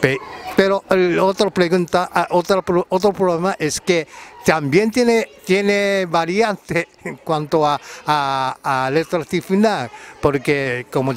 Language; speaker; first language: Spanish; non-native, fluent; Japanese